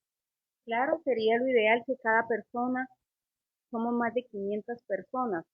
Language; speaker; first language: Spanish; native; Spanish